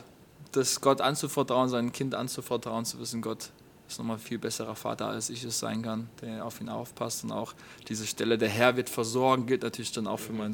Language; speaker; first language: German; native; German